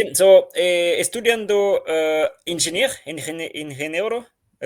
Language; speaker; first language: Spanish; non-native, learner; French